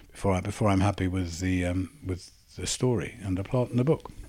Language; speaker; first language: English; native; English